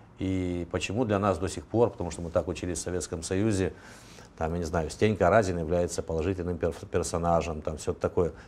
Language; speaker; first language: Russian; non-native, local second language; Romanian